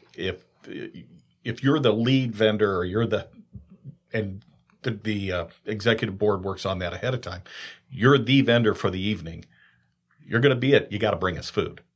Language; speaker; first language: English; native; English